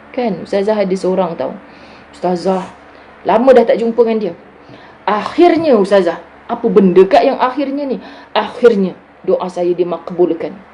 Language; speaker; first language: Malay; native; Malay